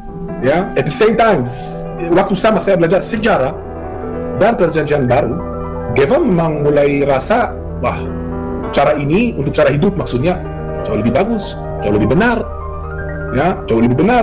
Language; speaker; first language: Indonesian; non-native, fluent; Hebrew